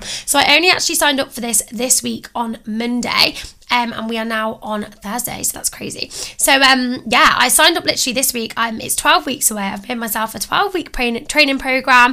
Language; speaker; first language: English; native; English